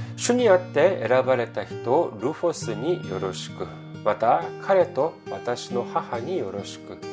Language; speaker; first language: Japanese; non-native, fluent; Korean